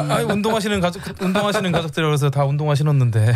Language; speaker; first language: Korean; native; Korean